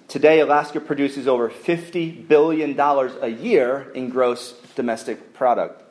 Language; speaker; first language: English; native; English